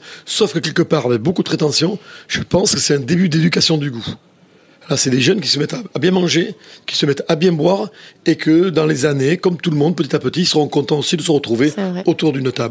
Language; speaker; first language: French; native; French